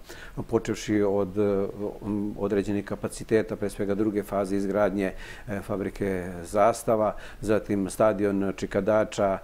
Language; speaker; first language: Serbian; native; Serbian